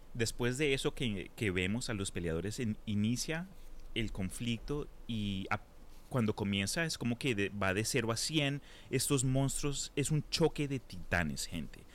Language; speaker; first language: Spanish; early bilingual, heritage; Spanish